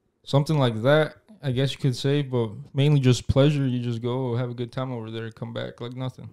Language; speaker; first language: English; early bilingual, other home language; Spanish